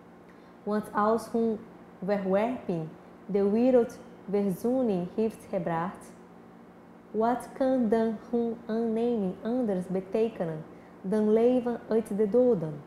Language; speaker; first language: Dutch; non-native, fluent; Portuguese